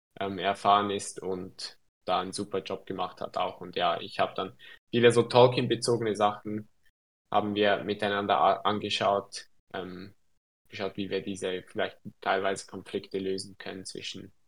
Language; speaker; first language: German; non-native, local second language; Romansh